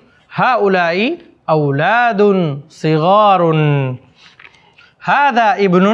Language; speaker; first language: Arabic; non-native, fluent; Urdu